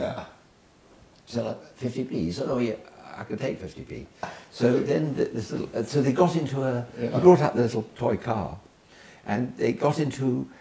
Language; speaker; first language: English; native; English